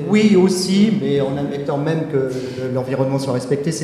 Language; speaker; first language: French; native; French